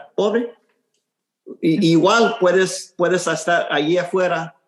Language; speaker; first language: Spanish; early bilingual, heritage; Spanish